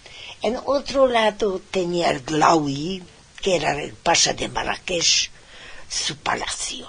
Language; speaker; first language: Spanish; non-native, fluent; Hungarian